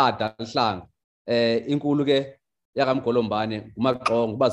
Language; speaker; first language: English; non-native, local second language; Xhosa